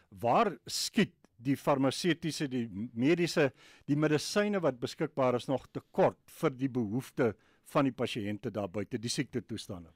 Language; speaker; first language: Afrikaans; native; Afrikaans